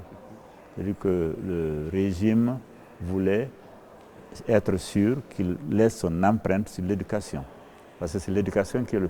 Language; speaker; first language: French; non-native, local second language; Fula